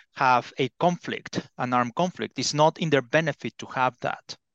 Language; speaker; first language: English; non-native, fluent; Spanish